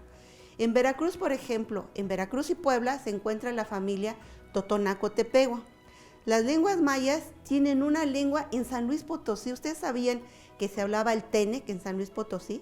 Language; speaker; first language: Spanish; native; Spanish